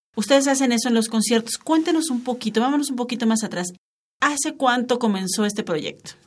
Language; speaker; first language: Spanish; native; Spanish